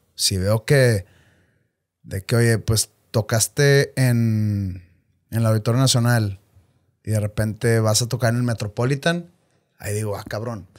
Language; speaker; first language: Spanish; native; Spanish